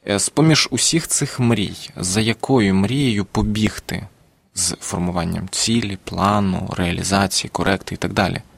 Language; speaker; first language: Ukrainian; native; Ukrainian